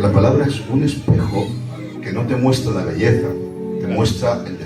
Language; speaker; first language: Spanish; native; Spanish